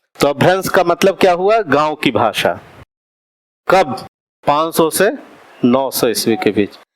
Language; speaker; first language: Hindi; native; Hindi